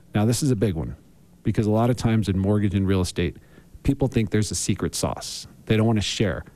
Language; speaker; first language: English; native; English